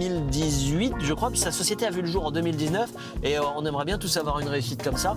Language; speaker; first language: French; native; French